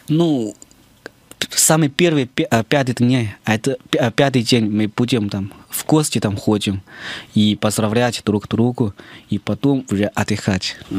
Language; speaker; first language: Russian; non-native, fluent; Chinese